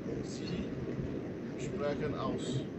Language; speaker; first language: German; non-native, fluent; Portuguese